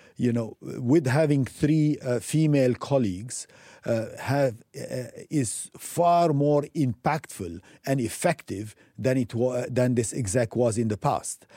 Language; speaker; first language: English; non-native, fluent; Arabic